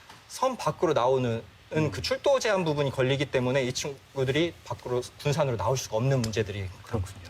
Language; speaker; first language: Korean; native; Korean